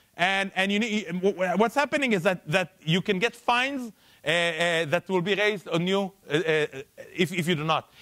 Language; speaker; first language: English; non-native, fluent; Hebrew